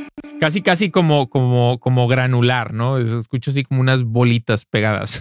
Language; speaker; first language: Spanish; native; Spanish